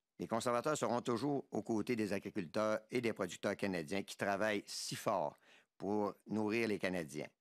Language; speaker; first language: French; native; French